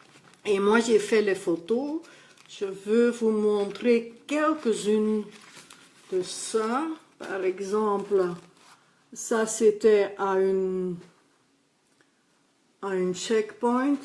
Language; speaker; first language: French; non-native, local second language; Dutch